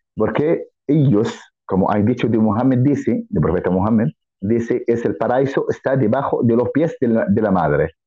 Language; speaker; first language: Spanish; non-native, fluent; Arabic